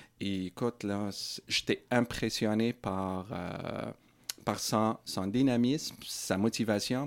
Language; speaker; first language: French; non-native, local second language; Arabic